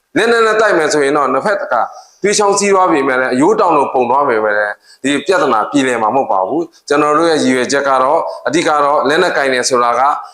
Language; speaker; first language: Burmese; non-native, local second language; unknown